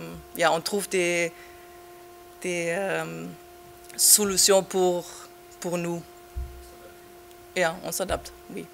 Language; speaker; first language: French; non-native, fluent; German